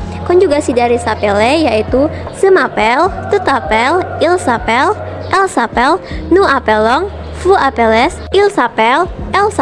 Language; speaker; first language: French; non-native, learner; Indonesian